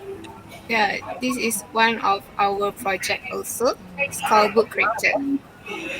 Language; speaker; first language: English; non-native, local second language; Malay